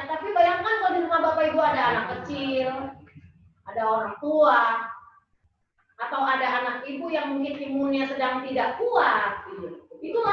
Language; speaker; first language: Indonesian; native; Indonesian